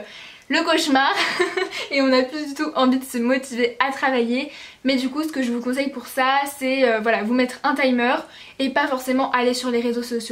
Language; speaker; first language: French; native; French